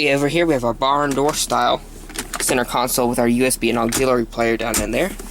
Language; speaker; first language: English; native; English